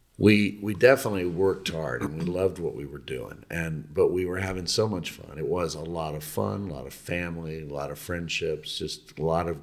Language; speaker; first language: English; native; English